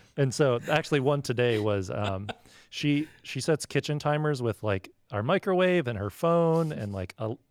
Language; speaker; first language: English; native; English